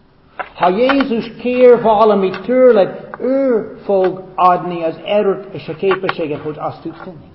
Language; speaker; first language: Hungarian; non-native, fluent; English